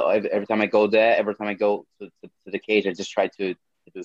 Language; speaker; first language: English; non-native, fluent; Portuguese